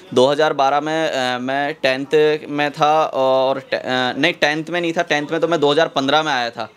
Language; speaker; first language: Hindi; native; Hindi